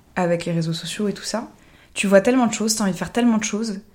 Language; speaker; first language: French; native; French